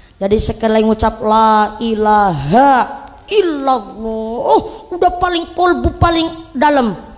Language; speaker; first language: Indonesian; non-native, local second language; Javanese